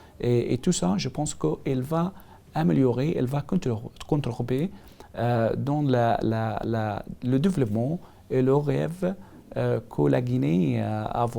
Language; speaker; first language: French; non-native, learner; Arabic